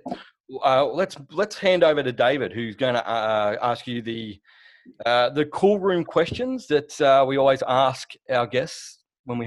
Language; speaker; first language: English; native; English